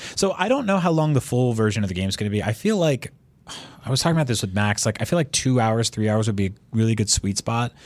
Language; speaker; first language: English; native; English